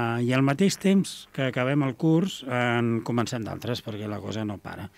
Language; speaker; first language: Catalan; native; Catalan